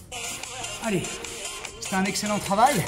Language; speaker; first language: French; native; French